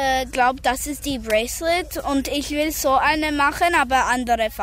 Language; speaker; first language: German; early bilingual, other home language; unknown